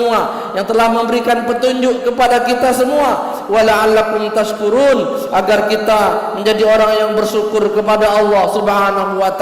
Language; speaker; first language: Indonesian; native; Indonesian